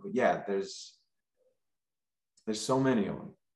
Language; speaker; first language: English; early bilingual, other home language; Spanish